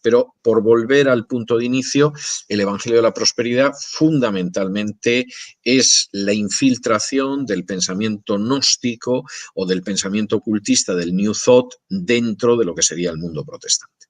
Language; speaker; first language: Spanish; native; Spanish